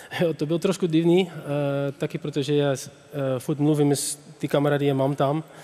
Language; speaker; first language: Czech; non-native, learner; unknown